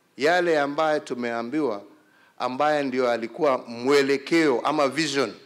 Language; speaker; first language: Swahili; non-native, local second language; Kikuyu